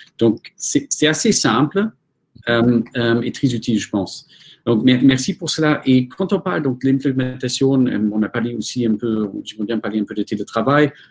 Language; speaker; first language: French; non-native, fluent; German